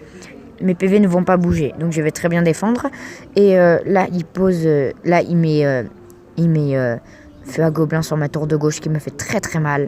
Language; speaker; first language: French; native; French